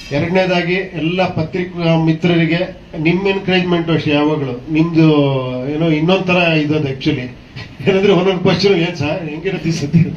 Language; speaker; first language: Kannada; native; Kannada